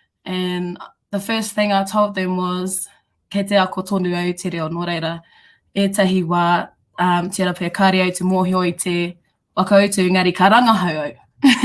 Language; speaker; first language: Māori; non-native, local second language; English